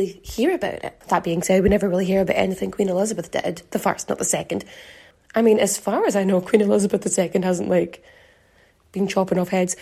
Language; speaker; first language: English; native; English